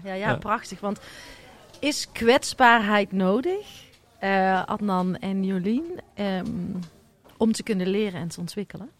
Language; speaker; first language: Dutch; native; Dutch